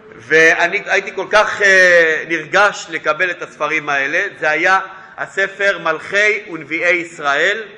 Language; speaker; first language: Hebrew; non-native, fluent; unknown